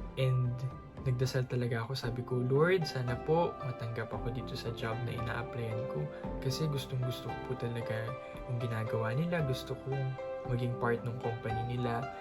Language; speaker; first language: Filipino; native; Filipino